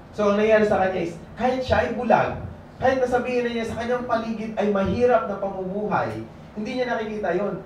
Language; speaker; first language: Filipino; native; Filipino